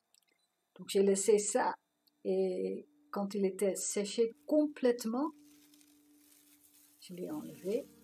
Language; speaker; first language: French; non-native, fluent; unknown